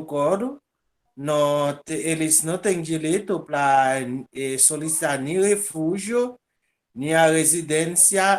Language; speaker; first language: Portuguese; non-native, local second language; Haitian Creole